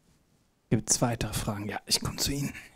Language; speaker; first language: German; native; German